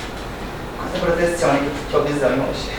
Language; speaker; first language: Italian; non-native, fluent; Portuguese